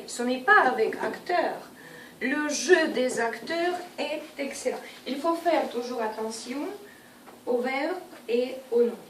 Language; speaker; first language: French; non-native, fluent; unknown